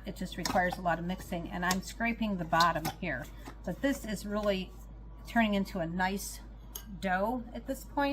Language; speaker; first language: English; native; English